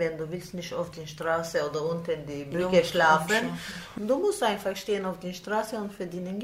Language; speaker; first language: German; non-native, learner; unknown